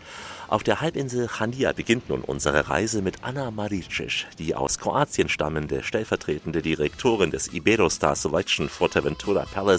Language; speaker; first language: German; native; German